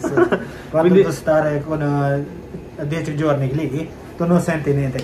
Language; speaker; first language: Italian; non-native, learner; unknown